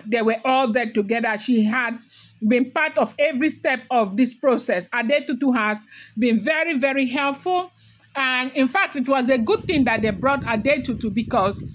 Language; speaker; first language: English; non-native, local second language; Yoruba